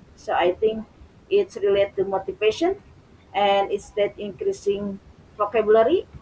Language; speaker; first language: English; non-native, learner; Indonesian